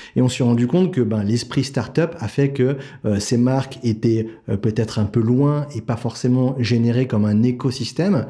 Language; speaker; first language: French; native; French